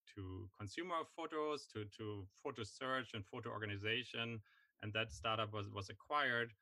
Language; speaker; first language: English; non-native, fluent; German